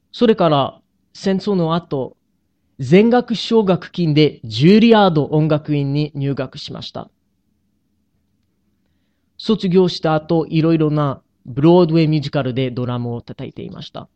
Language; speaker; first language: Japanese; non-native, learner; English